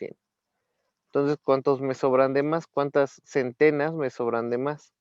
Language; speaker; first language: Spanish; native; Spanish